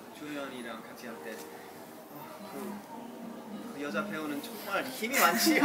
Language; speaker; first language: Korean; early bilingual, heritage; English